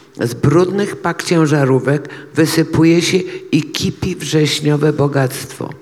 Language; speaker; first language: Polish; native; Polish